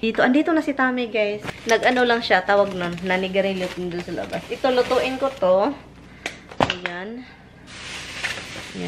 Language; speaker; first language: Filipino; non-native, local second language; Cebuano